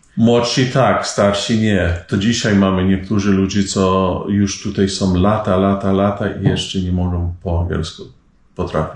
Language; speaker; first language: Polish; early bilingual, heritage; Polish